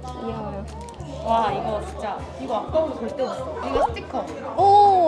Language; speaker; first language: Korean; native; Korean